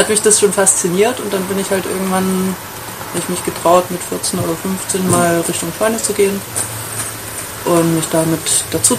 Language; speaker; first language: German; native; German